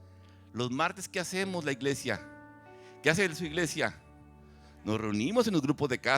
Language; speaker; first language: Spanish; native; Spanish